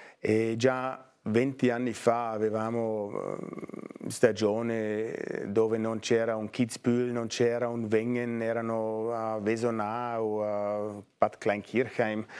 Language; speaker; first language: Italian; non-native, fluent; German